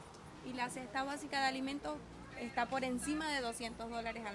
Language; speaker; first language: Spanish; native; Spanish